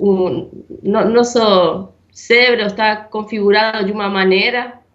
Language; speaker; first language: Portuguese; non-native, fluent; Spanish